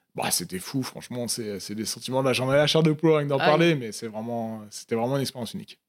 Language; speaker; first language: French; native; French